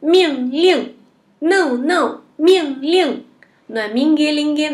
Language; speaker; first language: Portuguese; non-native, fluent; Chinese